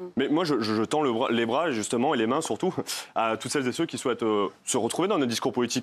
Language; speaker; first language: French; native; French